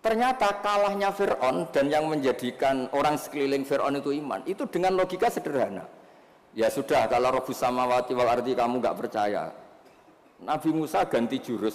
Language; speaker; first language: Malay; non-native, local second language; Javanese